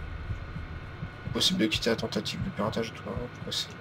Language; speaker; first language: French; native; French